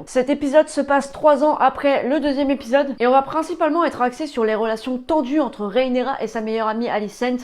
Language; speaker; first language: French; native; French